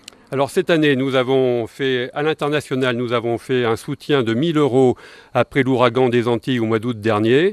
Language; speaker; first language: French; native; French